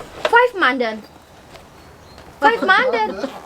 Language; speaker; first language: Dutch; non-native, learner; Indonesian